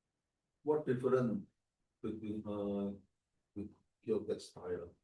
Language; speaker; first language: English; non-native, learner; Indonesian